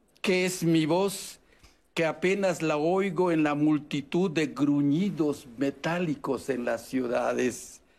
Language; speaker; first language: Spanish; non-native, local second language; Yucateco